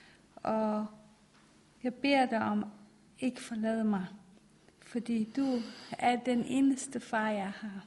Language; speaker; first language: Danish; non-native, learner; Persian